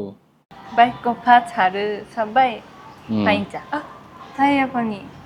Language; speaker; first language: Nepali; non-native, learner; Japanese